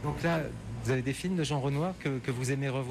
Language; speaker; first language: French; native; French